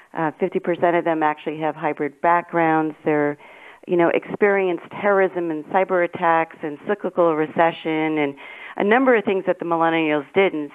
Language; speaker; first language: English; native; English